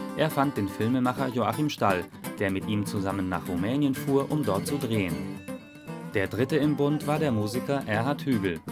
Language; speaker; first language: German; native; German